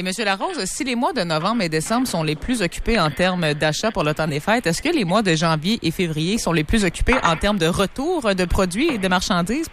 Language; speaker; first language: French; native; French